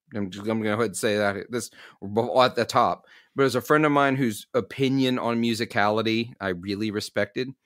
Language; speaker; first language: English; native; English